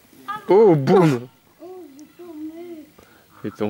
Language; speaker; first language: French; native; French